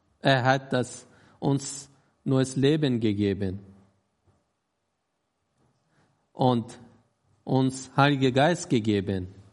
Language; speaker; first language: German; non-native, learner; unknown